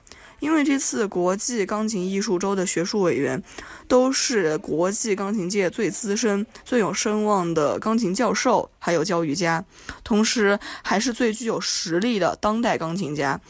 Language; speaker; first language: Chinese; native; Chinese